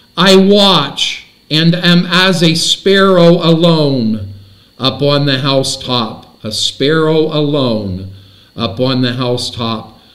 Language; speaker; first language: English; native; English